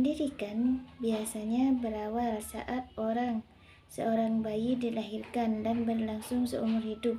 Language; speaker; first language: Indonesian; native; Indonesian